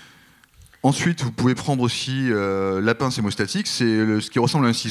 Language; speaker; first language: French; native; French